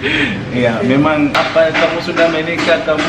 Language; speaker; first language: Indonesian; non-native, fluent; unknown